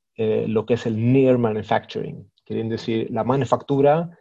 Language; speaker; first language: Spanish; early bilingual, heritage; Swedish